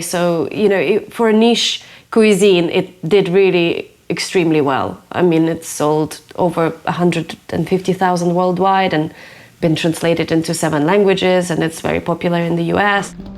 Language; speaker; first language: English; non-native, fluent; Ukrainian